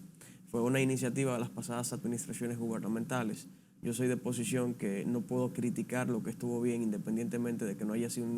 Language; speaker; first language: Spanish; native; Spanish